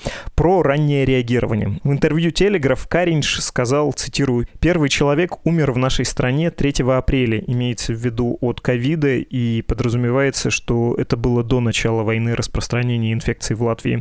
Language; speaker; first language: Russian; native; Russian